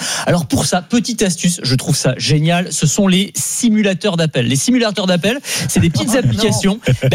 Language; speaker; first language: French; native; French